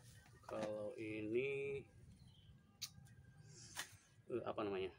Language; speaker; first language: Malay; non-native, local second language; Sundanese